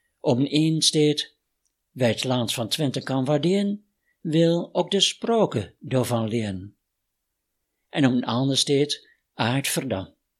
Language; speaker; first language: Dutch; native; Dutch